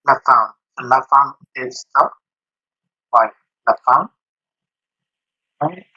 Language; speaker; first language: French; non-native, learner; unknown